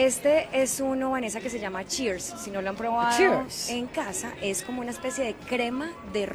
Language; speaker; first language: Spanish; native; Spanish